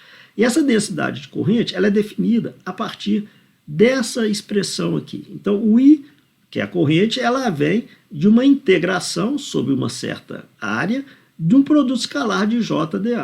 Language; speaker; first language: Portuguese; native; Portuguese